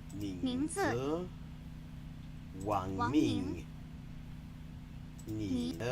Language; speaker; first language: Chinese; non-native, learner; English